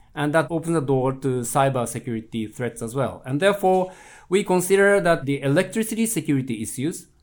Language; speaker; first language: English; non-native, fluent; Japanese